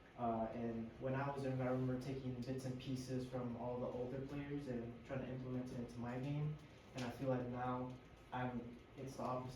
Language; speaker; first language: English; early bilingual, other home language; Spanish